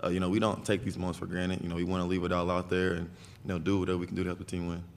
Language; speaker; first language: English; native; English